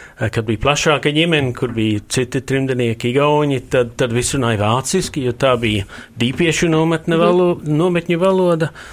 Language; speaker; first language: Latvian; early bilingual, heritage; Latvian